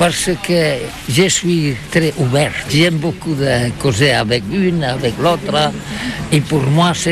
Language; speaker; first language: French; non-native, learner; Catalan